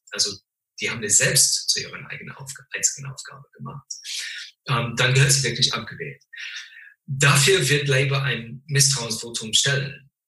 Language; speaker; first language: German; non-native, fluent; English